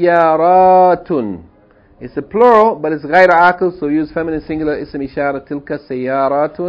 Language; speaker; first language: Arabic; non-native, fluent; English